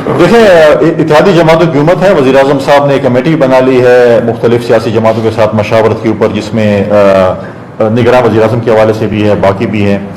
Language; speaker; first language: Urdu; non-native, local second language; Saraiki